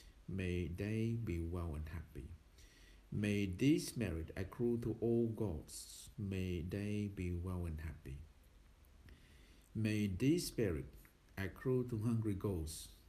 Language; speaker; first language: English; non-native, fluent; Thai